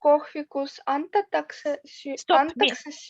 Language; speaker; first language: Estonian; non-native, learner; Russian